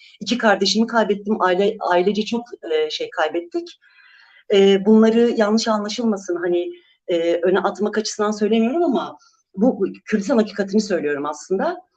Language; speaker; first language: Turkish; non-native, local second language; Kurdish